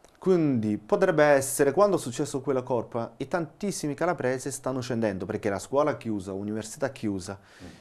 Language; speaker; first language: Italian; non-native, learner; Chinese